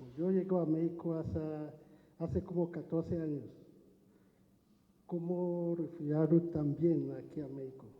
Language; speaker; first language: Spanish; non-native, learner; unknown